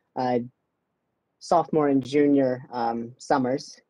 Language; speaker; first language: English; native; English